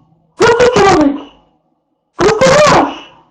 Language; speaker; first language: Russian; non-native, learner; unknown